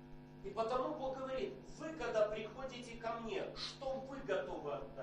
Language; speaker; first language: Polish; non-native, learner; Russian